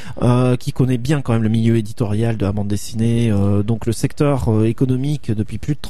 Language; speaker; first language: French; native; French